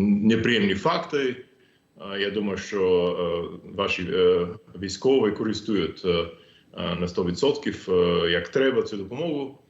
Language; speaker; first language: Ukrainian; non-native, fluent; English